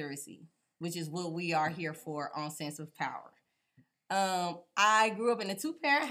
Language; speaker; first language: English; native; English